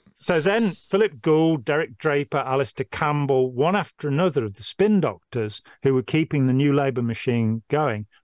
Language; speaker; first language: English; native; English